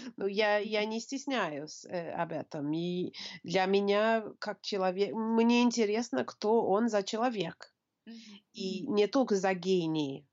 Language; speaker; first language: Russian; non-native, fluent; English